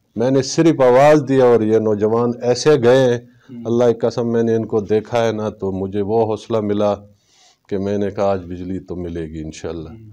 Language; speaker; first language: Urdu; non-native, local second language; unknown